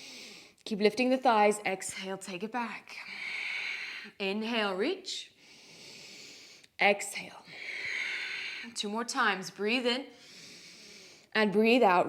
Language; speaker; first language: English; native; English